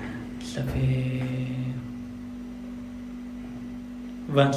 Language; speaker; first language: French; non-native, learner; Persian